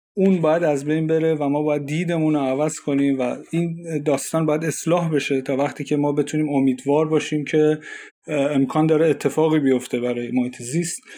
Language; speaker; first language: Persian; native; Persian